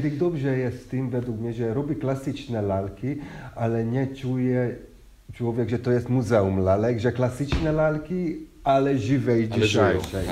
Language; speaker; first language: Polish; non-native, fluent; Hungarian